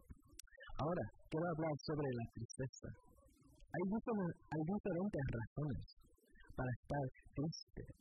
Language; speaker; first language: Spanish; early bilingual, heritage; English